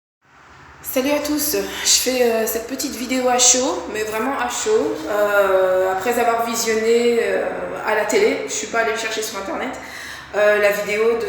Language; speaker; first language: French; native; French